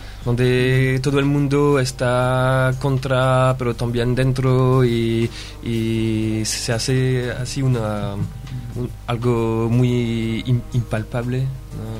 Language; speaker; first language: Spanish; non-native, fluent; French